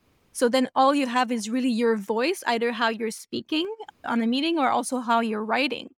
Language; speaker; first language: English; non-native, fluent; French